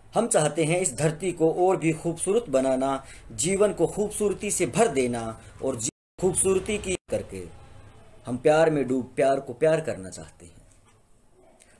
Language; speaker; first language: Hindi; native; Hindi